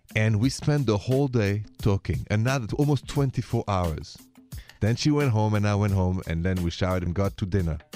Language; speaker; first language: English; non-native, fluent; French